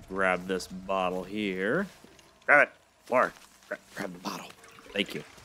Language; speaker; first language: English; native; English